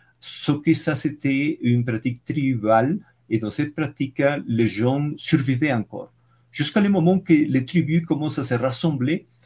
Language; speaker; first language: French; non-native, fluent; Spanish